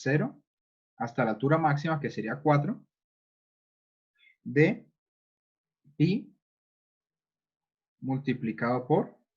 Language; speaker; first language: Spanish; native; Spanish